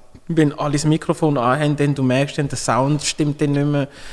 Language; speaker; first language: German; non-native, fluent; Lingala